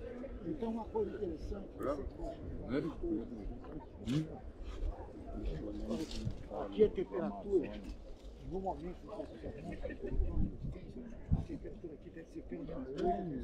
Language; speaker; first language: Portuguese; native; Portuguese